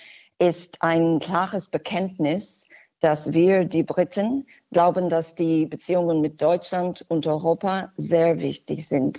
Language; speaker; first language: German; non-native, fluent; English